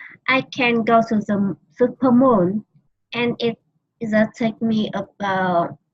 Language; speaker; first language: English; non-native, learner; Vietnamese